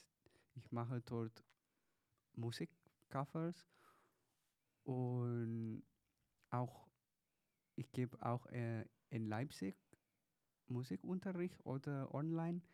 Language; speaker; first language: German; non-native, learner; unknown